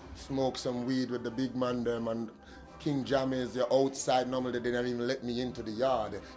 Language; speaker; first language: English; native; English